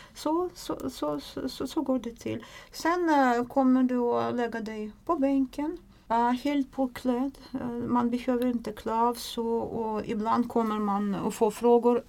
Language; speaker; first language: Swedish; non-native, fluent; Russian